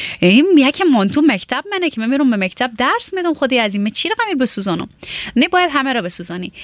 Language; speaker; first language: Persian; native; Persian